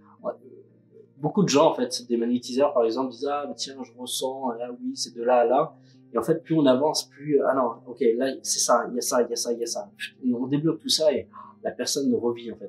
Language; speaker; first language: French; native; French